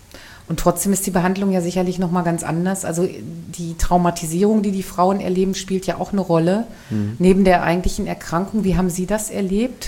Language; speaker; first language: German; native; German